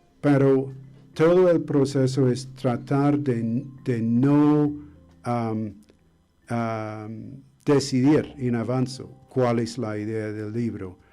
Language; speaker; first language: Spanish; non-native, fluent; English